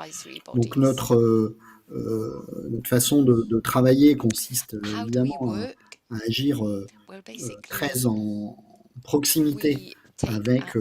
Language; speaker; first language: French; native; French